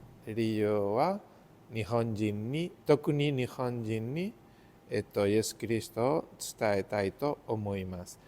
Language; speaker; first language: Japanese; non-native, learner; Spanish